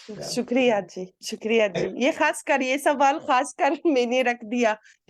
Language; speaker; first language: Hindi; non-native, fluent; Arabic